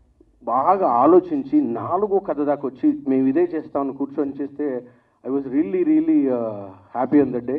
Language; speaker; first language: Telugu; native; Telugu